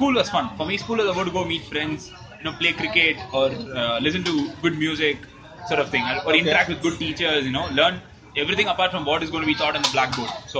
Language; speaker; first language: English; non-native, local second language; Tamil